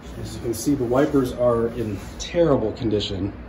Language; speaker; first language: English; native; English